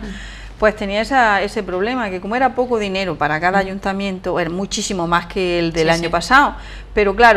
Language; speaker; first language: Spanish; native; Spanish